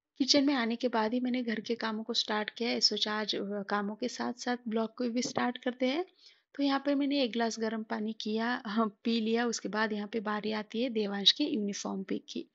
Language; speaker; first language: Hindi; non-native, local second language; Marathi